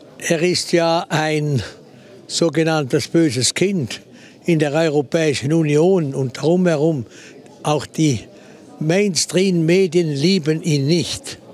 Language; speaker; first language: German; native; German